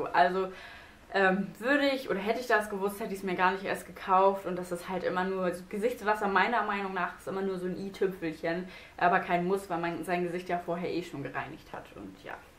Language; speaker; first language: German; native; German